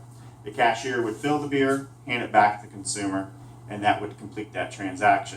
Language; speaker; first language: English; native; English